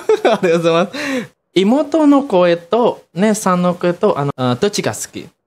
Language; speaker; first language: Japanese; non-native, learner; Indonesian